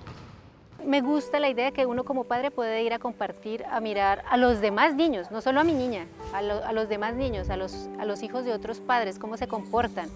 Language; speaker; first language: Spanish; native; Spanish